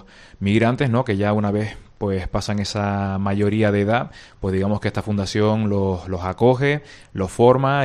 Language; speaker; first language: Spanish; native; Spanish